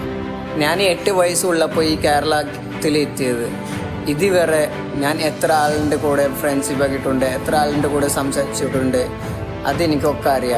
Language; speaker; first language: Malayalam; non-native, local second language; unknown